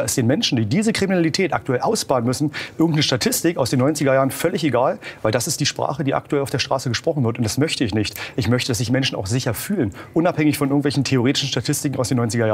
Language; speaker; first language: German; native; German